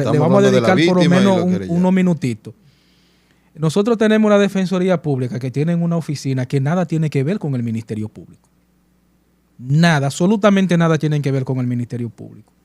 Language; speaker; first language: Spanish; native; Spanish